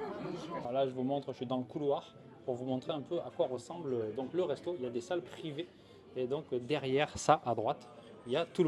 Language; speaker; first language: French; native; French